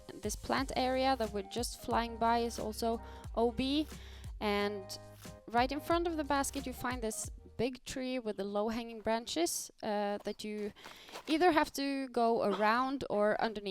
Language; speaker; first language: English; non-native, fluent; Norwegian